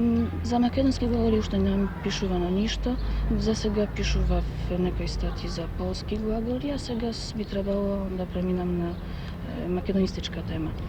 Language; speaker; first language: Macedonian; non-native, fluent; Polish